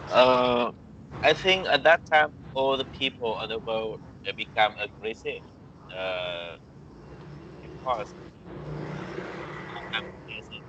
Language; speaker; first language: English; non-native, learner; Vietnamese